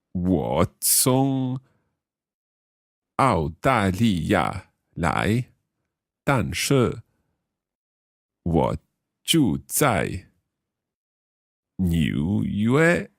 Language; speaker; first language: Chinese; non-native, learner; English